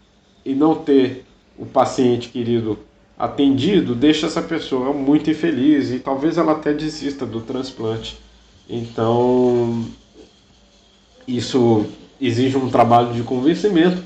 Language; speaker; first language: Portuguese; native; Portuguese